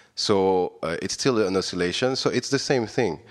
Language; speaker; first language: English; non-native, fluent; French